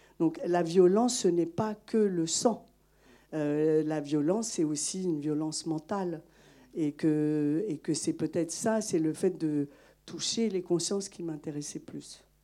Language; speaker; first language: French; non-native, local second language; Malagasy